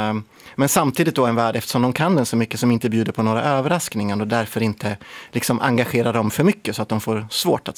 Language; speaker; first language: Swedish; native; Swedish